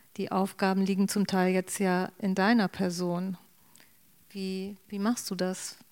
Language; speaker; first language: German; native; German